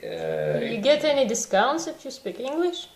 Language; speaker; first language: English; non-native, fluent; Russian